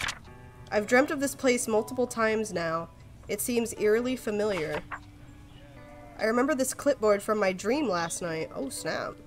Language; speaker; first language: English; native; English